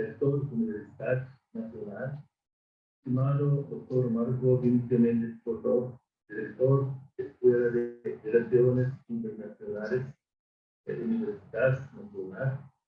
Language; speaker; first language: Spanish; non-native, fluent; Japanese